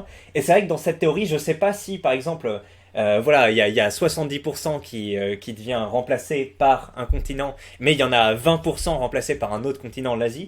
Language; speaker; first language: French; native; French